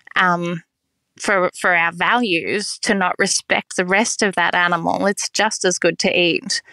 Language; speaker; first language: English; native; English